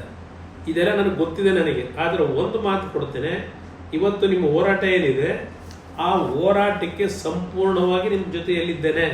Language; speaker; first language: Kannada; native; Kannada